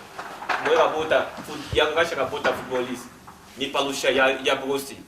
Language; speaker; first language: Russian; non-native, learner; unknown